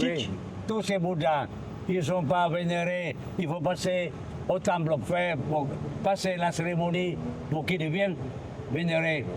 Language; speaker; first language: French; non-native, learner; Thai